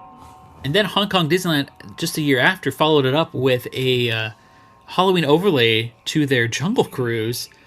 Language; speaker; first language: English; native; English